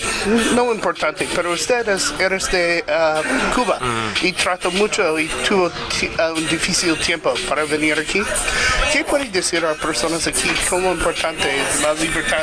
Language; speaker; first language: Spanish; non-native, learner; English